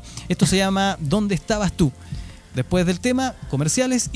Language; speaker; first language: Spanish; native; Spanish